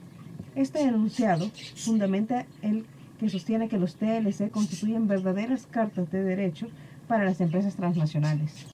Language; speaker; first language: Spanish; native; Spanish